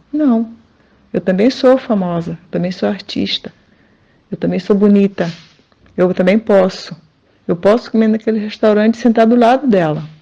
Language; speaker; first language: Portuguese; native; Portuguese